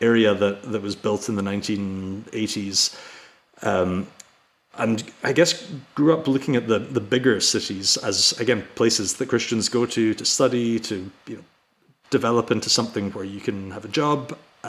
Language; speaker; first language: English; native; English